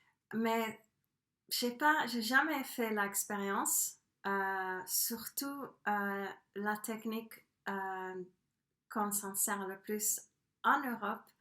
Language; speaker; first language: French; non-native, fluent; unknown